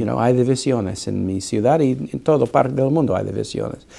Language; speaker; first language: Spanish; non-native, fluent; English